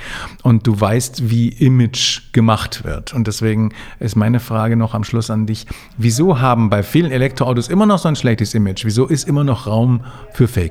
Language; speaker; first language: German; native; German